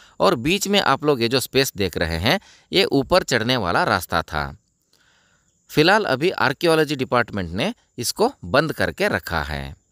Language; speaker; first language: Hindi; non-native, local second language; Kannada